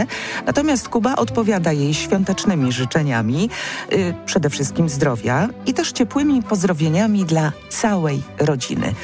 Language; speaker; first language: Polish; native; Polish